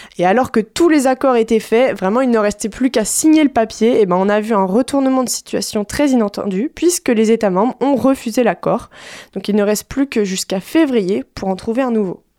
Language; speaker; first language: French; native; French